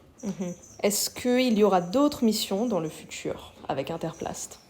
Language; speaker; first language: French; native; French